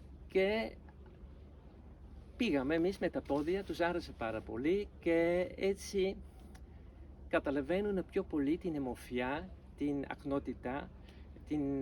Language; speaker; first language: Greek; non-native, fluent; Dutch